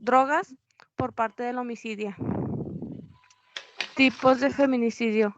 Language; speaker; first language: Spanish; native; Spanish